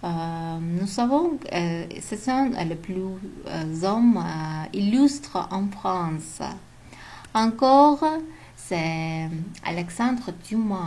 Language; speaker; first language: French; non-native, learner; Uzbek